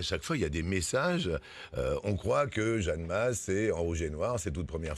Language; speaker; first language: French; native; French